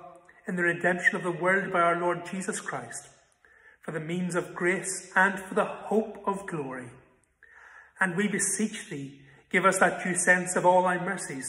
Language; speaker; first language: English; native; English